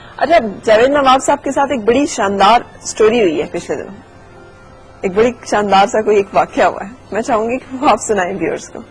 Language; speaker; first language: Urdu; native; Urdu